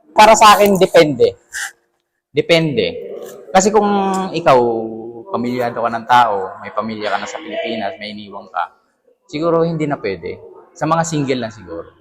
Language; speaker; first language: Filipino; native; Filipino